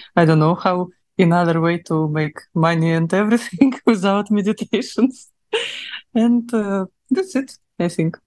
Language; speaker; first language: English; non-native, learner; Russian